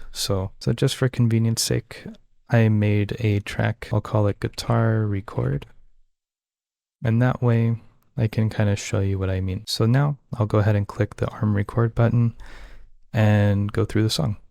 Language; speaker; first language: English; native; English